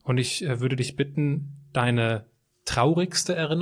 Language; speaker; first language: German; native; German